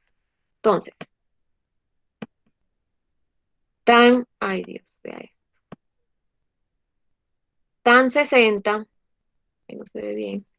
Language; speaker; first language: Spanish; native; Spanish